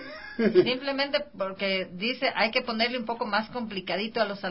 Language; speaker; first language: Spanish; native; Spanish